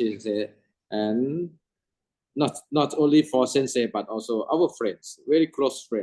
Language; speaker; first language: English; non-native, fluent; Thai